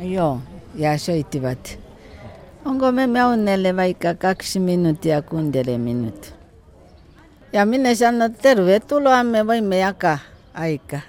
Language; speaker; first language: Finnish; non-native, fluent; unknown